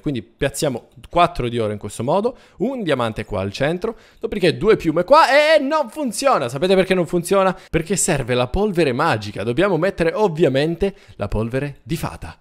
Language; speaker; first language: Italian; native; Italian